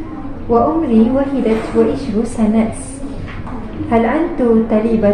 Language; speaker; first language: Arabic; non-native, learner; Malay